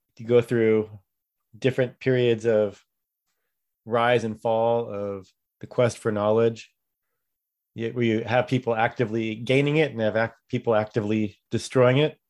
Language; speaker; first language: English; native; English